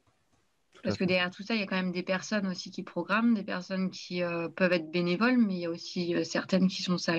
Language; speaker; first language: French; native; French